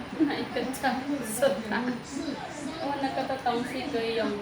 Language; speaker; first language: Chinese; non-native, learner; Indonesian